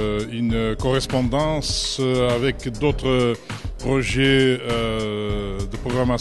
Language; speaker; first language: French; non-native, fluent; Portuguese